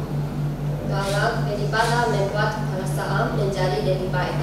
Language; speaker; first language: Indonesian; non-native, learner; Japanese